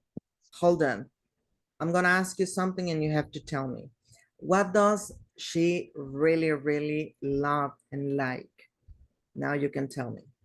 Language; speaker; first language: English; non-native, fluent; Spanish